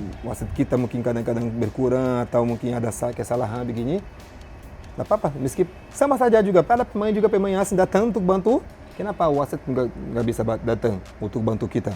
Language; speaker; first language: Indonesian; non-native, fluent; Portuguese